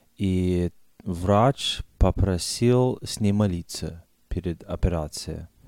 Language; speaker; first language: Russian; non-native, fluent; English